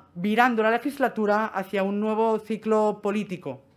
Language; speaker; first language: Spanish; non-native, local second language; Catalan